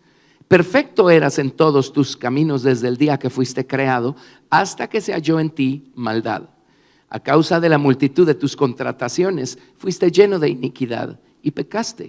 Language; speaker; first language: Spanish; native; Spanish